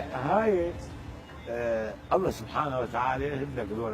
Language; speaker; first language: Arabic; native; Arabic